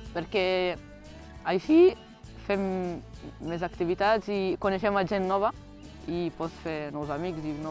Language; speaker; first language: Catalan; early bilingual, other home language; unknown